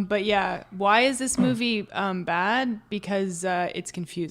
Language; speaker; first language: English; native; English